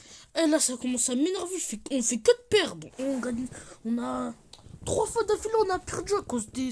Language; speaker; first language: French; native; French